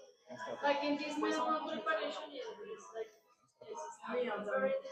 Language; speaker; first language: English; non-native, fluent; Spanish